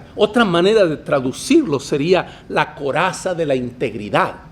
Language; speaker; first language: Spanish; native; Spanish